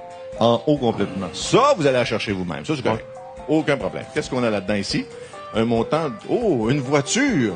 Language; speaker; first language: French; native; French